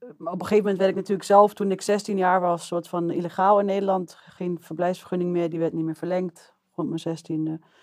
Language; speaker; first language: Dutch; early bilingual, other home language; Arabic